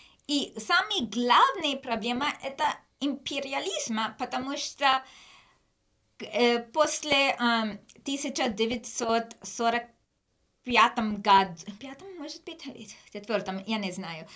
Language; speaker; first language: Russian; non-native, learner; English